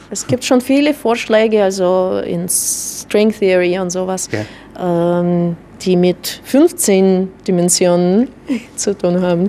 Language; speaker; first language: German; non-native, fluent; Russian